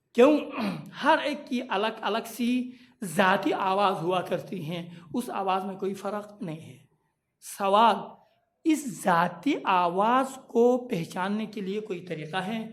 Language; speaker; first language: Urdu; non-native, local second language; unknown